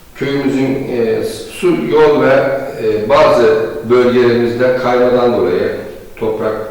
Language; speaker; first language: Turkish; native; Turkish